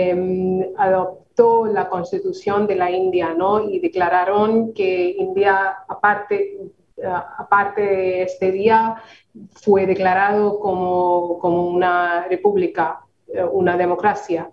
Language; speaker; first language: Spanish; non-native, fluent; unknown